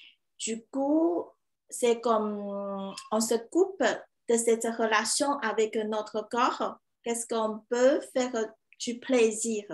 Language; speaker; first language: French; non-native, fluent; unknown